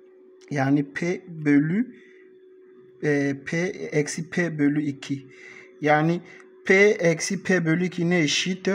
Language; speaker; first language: Turkish; non-native, learner; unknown